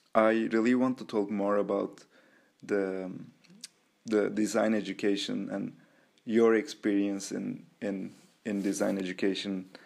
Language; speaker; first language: English; non-native, fluent; Turkish